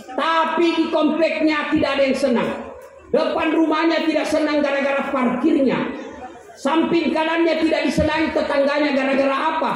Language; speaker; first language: Indonesian; non-native, local second language; Buginese